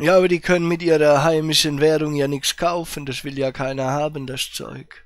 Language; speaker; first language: German; native; German